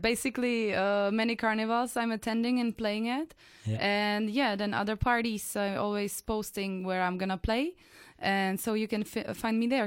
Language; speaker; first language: English; non-native, fluent; Czech